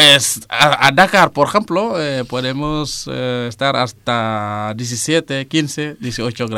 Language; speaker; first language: Spanish; non-native, fluent; Serer